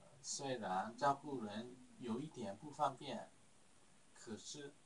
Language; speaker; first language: Chinese; non-native, learner; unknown